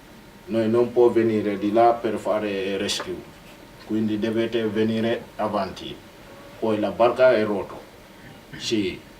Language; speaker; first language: Italian; non-native, learner; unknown